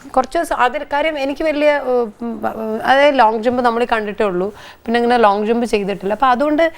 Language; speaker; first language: Malayalam; native; Malayalam